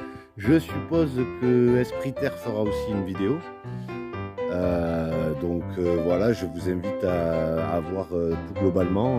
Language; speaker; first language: French; native; French